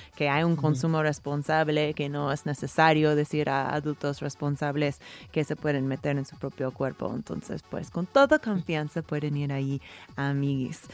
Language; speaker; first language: Spanish; non-native, fluent; English